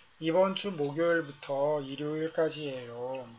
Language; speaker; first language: Korean; native; Korean